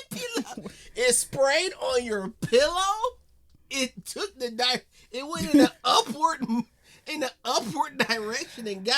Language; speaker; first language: English; native; English